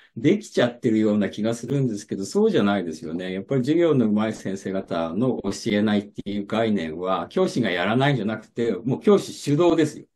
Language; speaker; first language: Japanese; native; Japanese